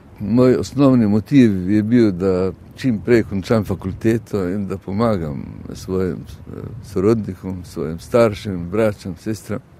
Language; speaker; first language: Slovenian; non-native, fluent; Arabic